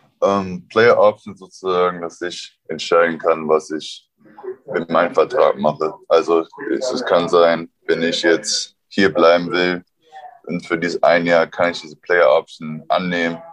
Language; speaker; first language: German; early bilingual, other home language; English